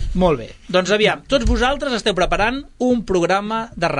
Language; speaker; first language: Catalan; native; Catalan